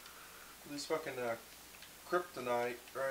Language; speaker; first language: English; native; English